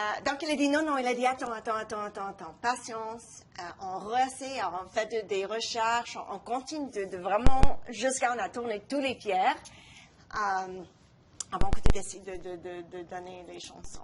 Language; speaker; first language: French; non-native, local second language; English